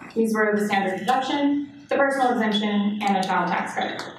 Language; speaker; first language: English; native; English